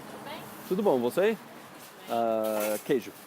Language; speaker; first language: Portuguese; non-native, learner; English